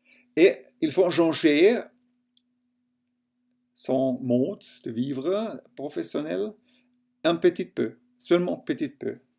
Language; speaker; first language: French; non-native, local second language; German